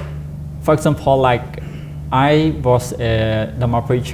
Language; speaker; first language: English; non-native, fluent; Khmer